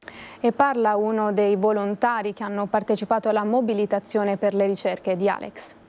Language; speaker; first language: Italian; native; Italian